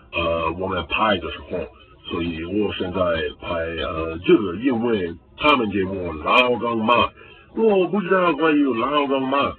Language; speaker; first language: Chinese; non-native, learner; English